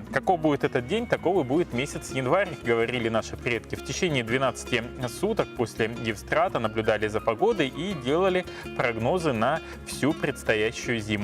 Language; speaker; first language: Russian; native; Russian